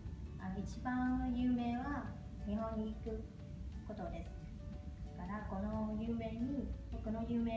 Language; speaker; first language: Japanese; non-native, learner; Vietnamese